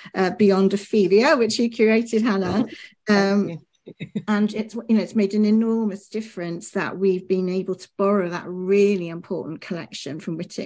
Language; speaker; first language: English; native; English